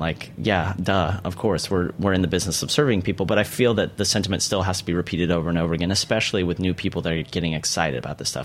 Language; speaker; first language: English; native; English